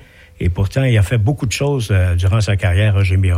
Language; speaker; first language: French; native; French